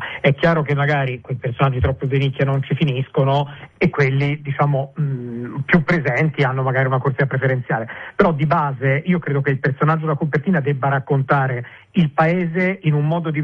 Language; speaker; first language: Italian; native; Italian